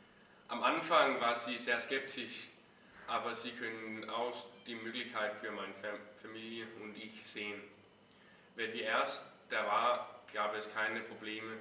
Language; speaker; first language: German; non-native, learner; Danish